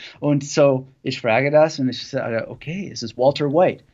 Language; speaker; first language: German; non-native, learner; English